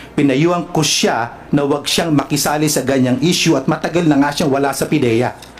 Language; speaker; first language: Filipino; non-native, local second language; Cebuano